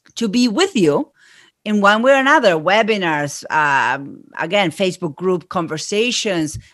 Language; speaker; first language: English; non-native, fluent; Spanish